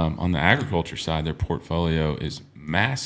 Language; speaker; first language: English; native; English